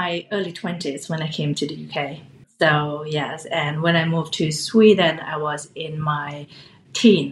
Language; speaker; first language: English; non-native, fluent; Thai